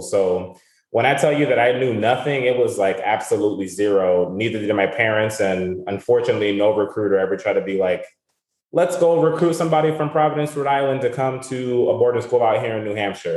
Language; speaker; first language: English; native; English